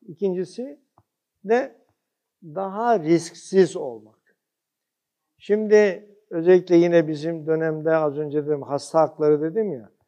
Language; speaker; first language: Turkish; early bilingual, heritage; Turkish